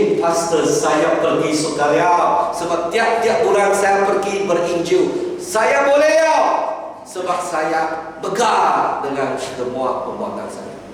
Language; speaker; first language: Malay; non-native, local second language; Chinese